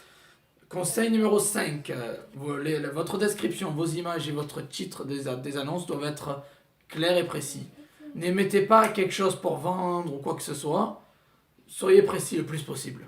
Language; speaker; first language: French; native; French